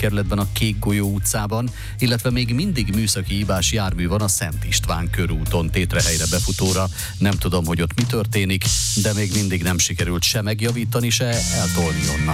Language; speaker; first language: Hungarian; native; Hungarian